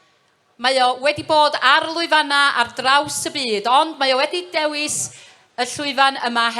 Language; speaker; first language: Welsh; native; Welsh